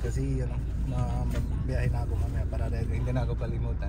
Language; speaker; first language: Filipino; non-native, learner; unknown